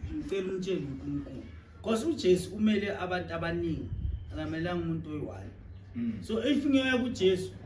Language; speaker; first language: Zulu; native; Zulu